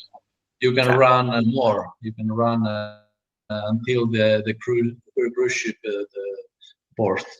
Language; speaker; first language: English; non-native, learner; Italian